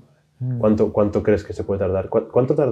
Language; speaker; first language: Spanish; native; Spanish